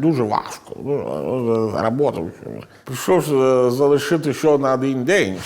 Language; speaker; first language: Ukrainian; non-native, learner; Italian